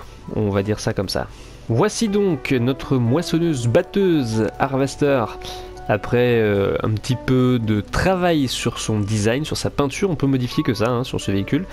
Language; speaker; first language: French; native; French